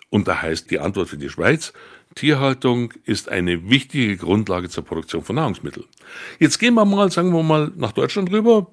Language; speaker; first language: German; native; German